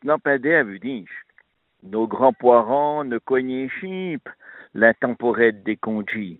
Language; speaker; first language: French; native; French